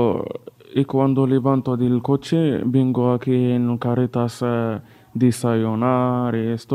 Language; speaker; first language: Spanish; non-native, learner; Arabic